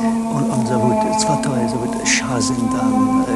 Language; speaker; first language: Russian; non-native, learner; English